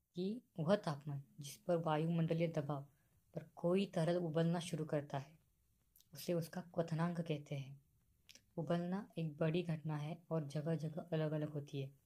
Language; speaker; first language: Hindi; non-native, local second language; Marathi